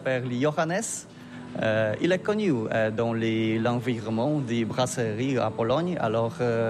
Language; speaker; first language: French; non-native, learner; Polish